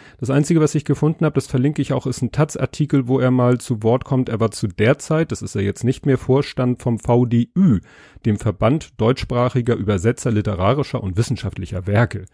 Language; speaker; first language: German; native; German